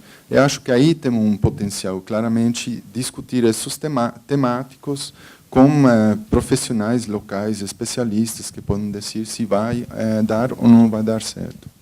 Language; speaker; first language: Portuguese; non-native, fluent; Spanish